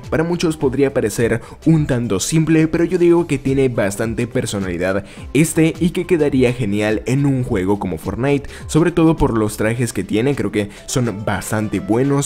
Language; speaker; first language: Spanish; native; Spanish